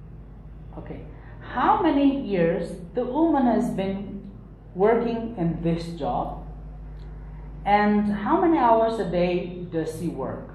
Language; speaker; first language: English; non-native, local second language; Nepali